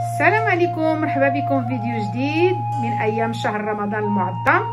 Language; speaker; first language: Arabic; native; Arabic